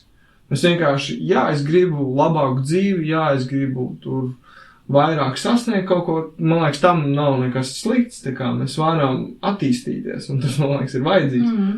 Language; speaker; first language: Latvian; native; Latvian